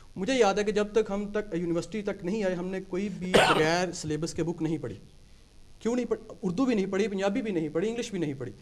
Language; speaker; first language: Urdu; non-native, local second language; Punjabi